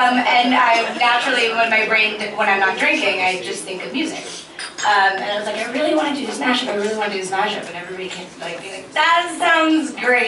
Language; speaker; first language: English; native; English